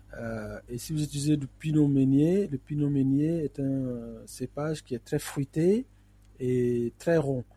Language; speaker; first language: French; non-native, local second language; Fula